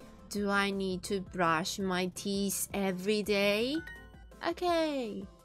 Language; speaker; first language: English; non-native, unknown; Japanese